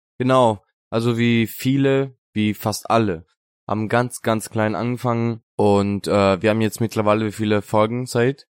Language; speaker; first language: German; non-native, fluent; Italian